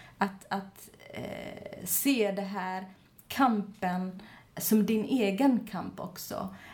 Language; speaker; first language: Swedish; non-native, fluent; Kurdish